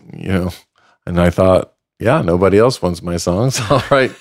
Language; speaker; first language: English; native; English